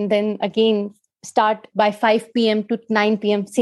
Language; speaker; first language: English; non-native, local second language; Hindi